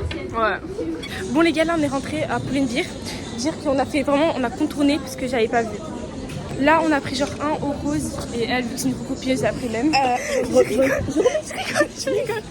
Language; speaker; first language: French; native; French